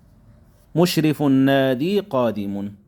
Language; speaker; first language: Arabic; non-native, fluent; Indonesian